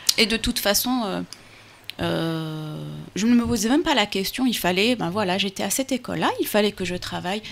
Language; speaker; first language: French; early bilingual, heritage; French